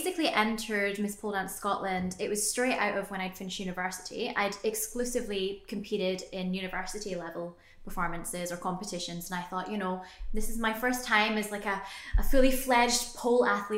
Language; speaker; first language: English; native; English